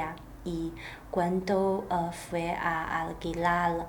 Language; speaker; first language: Spanish; non-native, learner; Chinese